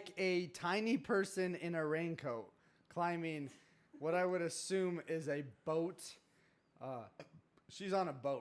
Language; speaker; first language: English; native; English